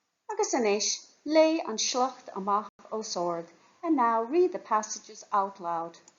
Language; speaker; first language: Irish; non-native, fluent; English